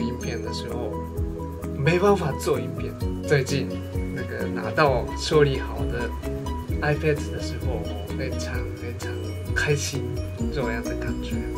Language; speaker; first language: Chinese; non-native, fluent; Japanese